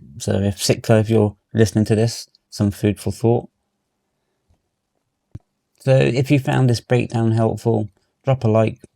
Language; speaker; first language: English; native; English